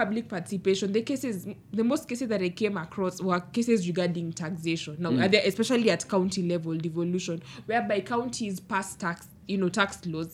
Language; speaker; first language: English; non-native, local second language; Luo (Kenya and Tanzania)